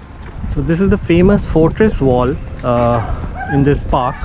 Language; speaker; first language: English; non-native, local second language; Hindi